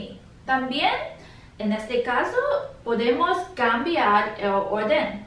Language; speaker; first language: Spanish; non-native, learner; English